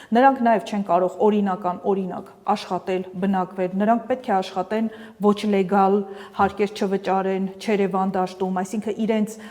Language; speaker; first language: Armenian; native; Armenian